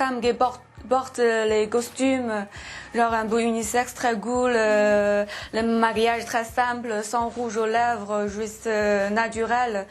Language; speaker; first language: French; non-native, fluent; Chinese